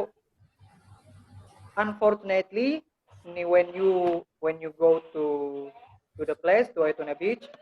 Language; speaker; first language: English; non-native, learner; Indonesian